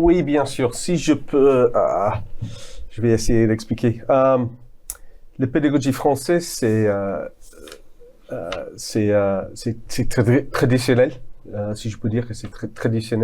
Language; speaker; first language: French; non-native, fluent; English